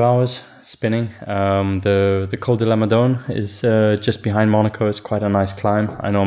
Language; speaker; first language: English; native; English